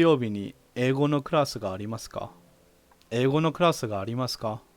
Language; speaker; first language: Japanese; non-native, learner; English